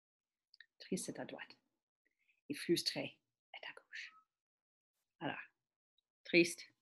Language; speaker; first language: French; non-native, fluent; English